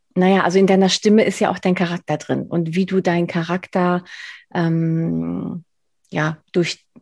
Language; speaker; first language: German; non-native, fluent; Spanish